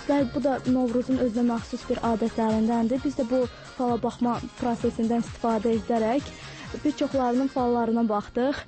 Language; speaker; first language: Azerbaijani; native; Azerbaijani